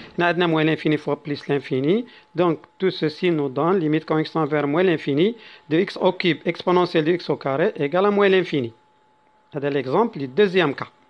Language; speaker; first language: French; non-native, local second language; Arabic